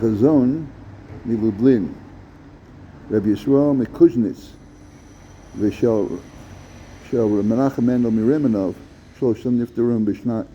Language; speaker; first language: Hebrew; non-native, fluent; English